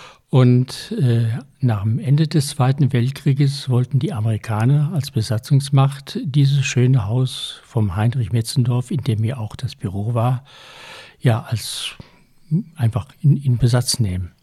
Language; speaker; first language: German; native; German